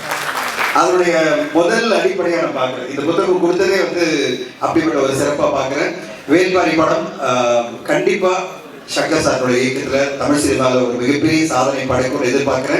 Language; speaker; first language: Tamil; native; Tamil